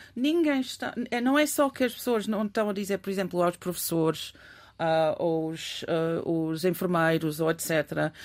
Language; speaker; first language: Portuguese; non-native, fluent; English